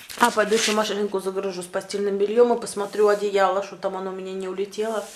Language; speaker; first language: Russian; native; Russian